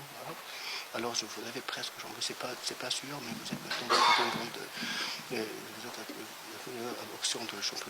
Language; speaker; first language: French; non-native, learner; Arabic